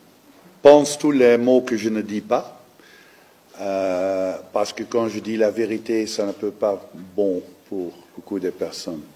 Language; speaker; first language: French; non-native, learner; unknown